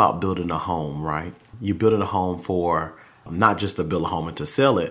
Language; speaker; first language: English; native; English